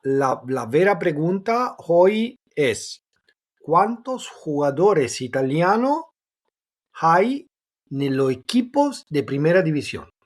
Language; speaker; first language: Spanish; non-native, fluent; Italian